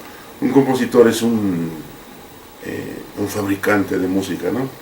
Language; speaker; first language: Spanish; native; Spanish